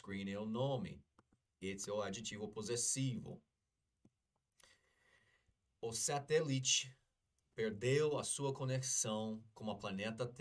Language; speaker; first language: Portuguese; non-native, fluent; English